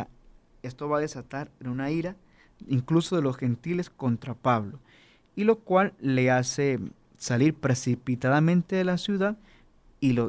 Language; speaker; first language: Spanish; native; Spanish